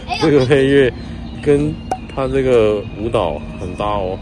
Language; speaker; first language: Chinese; native; Chinese